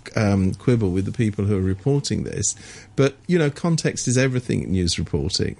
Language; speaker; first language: English; native; English